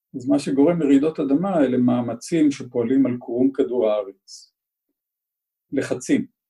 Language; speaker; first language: Hebrew; native; Hebrew